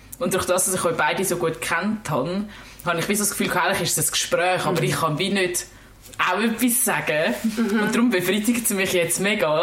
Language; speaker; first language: German; native; German